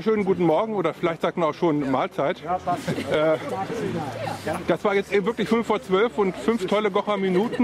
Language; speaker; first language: German; native; German